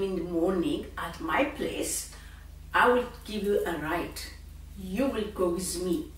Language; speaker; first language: English; non-native, fluent; Amharic